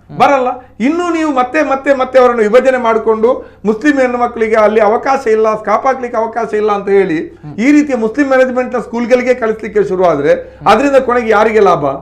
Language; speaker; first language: Kannada; non-native, local second language; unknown